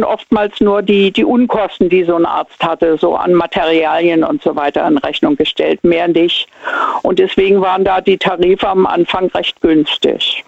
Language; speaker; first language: German; native; German